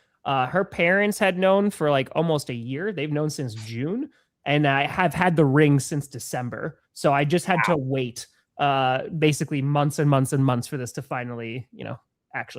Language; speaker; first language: English; native; English